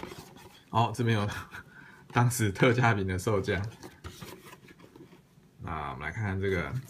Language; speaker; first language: Chinese; native; Chinese